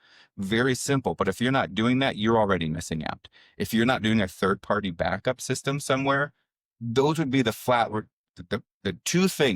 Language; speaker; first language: English; native; English